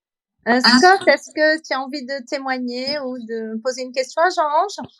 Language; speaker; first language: French; native; French